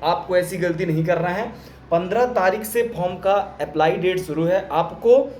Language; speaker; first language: Hindi; native; Hindi